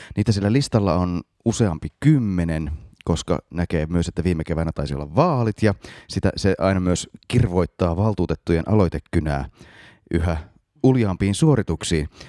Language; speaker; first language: Finnish; native; Finnish